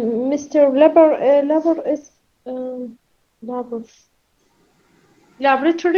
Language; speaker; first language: English; non-native, learner; Arabic